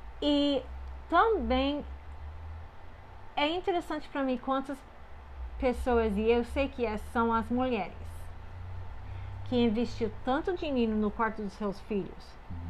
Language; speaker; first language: Portuguese; non-native, fluent; English